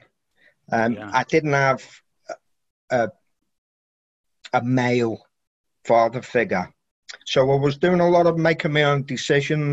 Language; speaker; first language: English; native; English